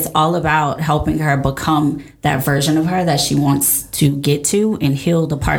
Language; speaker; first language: English; native; English